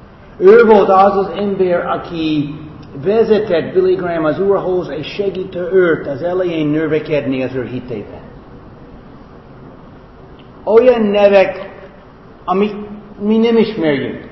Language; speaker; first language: Hungarian; non-native, fluent; English